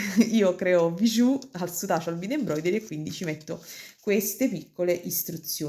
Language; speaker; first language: Italian; native; Italian